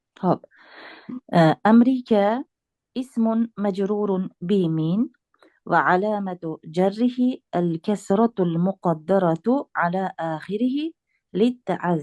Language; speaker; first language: Arabic; non-native, fluent; Uzbek